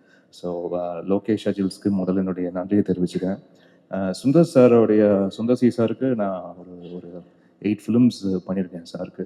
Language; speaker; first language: Tamil; native; Tamil